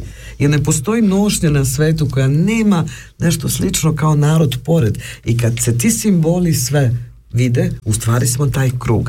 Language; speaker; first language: Serbian; native; Serbian